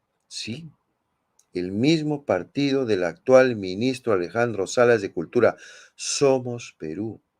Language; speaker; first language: Spanish; native; Spanish